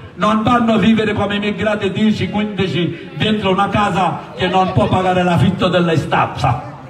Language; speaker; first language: Italian; non-native, learner; Bangla